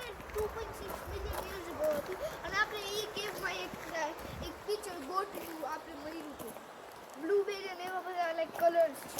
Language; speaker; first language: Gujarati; early bilingual, heritage; Gujarati